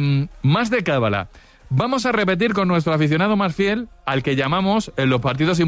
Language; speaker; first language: Spanish; native; Spanish